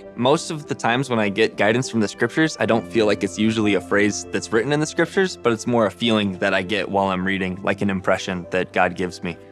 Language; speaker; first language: English; non-native, fluent; Portuguese